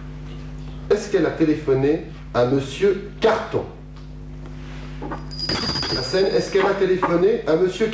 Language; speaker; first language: French; native; French